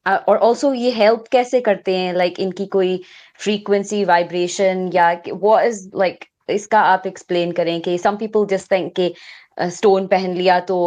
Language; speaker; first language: Urdu; early bilingual, heritage; Urdu